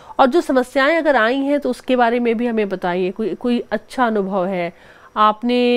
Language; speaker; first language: Hindi; native; Hindi